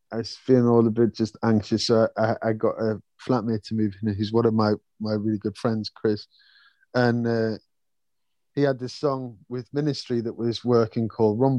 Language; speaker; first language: English; native; English